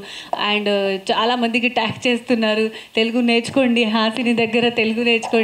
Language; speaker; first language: Telugu; non-native, fluent; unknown